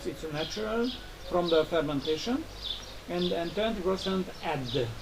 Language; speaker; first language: English; non-native, learner; Romanian